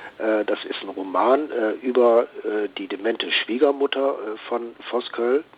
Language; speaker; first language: German; native; German